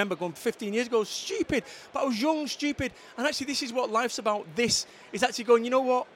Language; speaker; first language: English; native; English